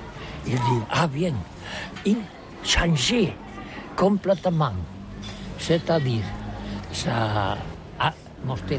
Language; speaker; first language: French; non-native, learner; Catalan